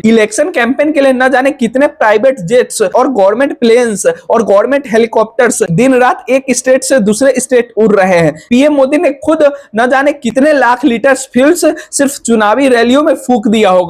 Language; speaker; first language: Hindi; native; Hindi